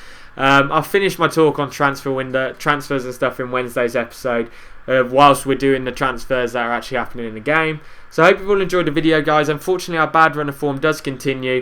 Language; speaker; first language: English; native; English